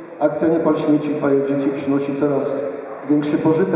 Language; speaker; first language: Polish; native; Polish